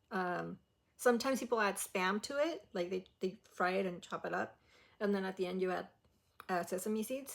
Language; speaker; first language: English; early bilingual, other home language; Spanish